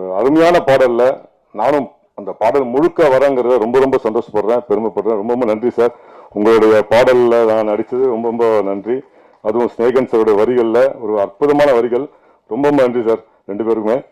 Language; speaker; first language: Tamil; native; Tamil